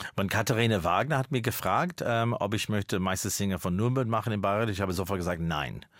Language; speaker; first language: German; non-native, fluent; English